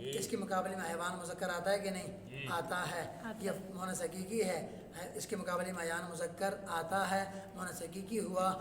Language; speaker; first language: Urdu; non-native, local second language; Northern Hindko